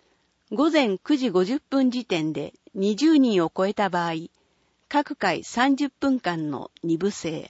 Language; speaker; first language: Japanese; native; Japanese